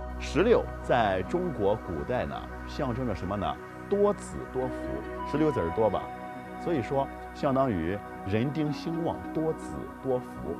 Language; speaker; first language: Chinese; native; Chinese